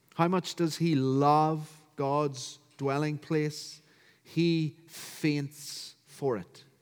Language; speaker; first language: English; native; English